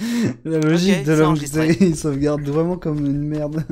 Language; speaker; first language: French; native; French